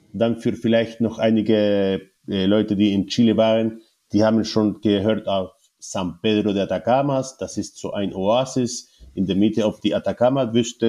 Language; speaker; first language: German; non-native, learner; Spanish